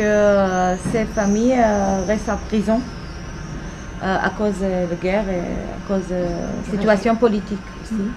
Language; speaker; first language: French; non-native, learner; Arabic